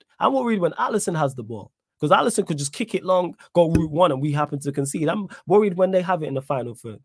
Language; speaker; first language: English; native; English